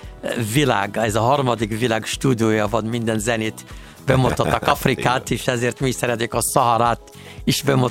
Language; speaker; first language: Hungarian; non-native, learner; Arabic